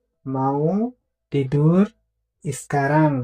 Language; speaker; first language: Indonesian; non-native, fluent; Nepali